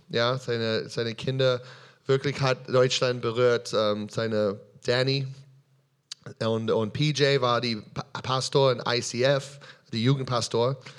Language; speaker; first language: German; non-native, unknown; English